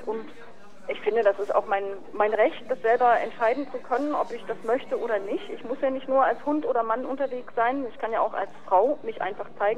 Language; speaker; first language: German; native; German